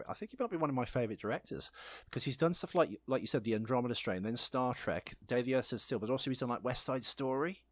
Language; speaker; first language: English; native; English